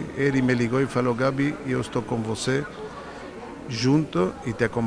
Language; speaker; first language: Portuguese; non-native, fluent; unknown